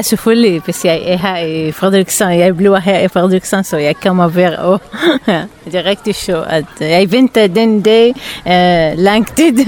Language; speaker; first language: Danish; non-native, learner; Arabic